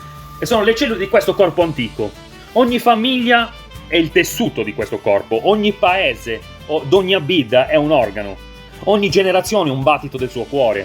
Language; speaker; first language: Italian; native; Italian